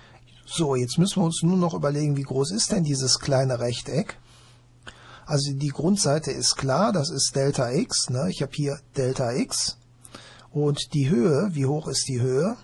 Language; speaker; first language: German; native; German